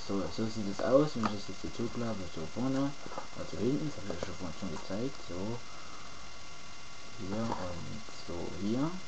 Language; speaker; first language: German; native; German